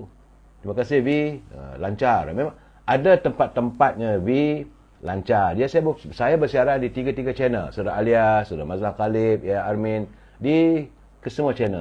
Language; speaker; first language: Malay; native; Malay